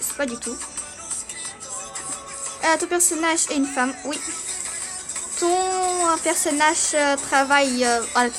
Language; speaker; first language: French; early bilingual, other home language; Portuguese